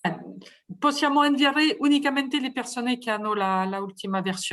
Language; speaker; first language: Italian; non-native, fluent; French